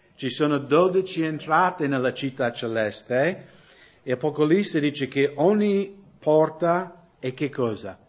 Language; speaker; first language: Italian; non-native, fluent; English